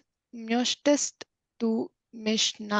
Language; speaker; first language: German; non-native, learner; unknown